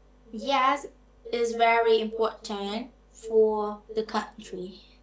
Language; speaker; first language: English; non-native, learner; Vietnamese